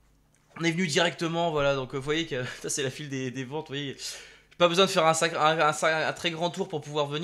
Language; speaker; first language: French; native; French